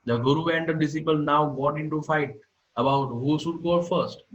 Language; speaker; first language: English; non-native, local second language; Gujarati